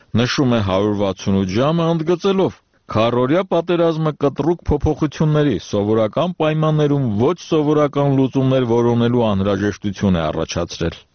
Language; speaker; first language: Armenian; native; Armenian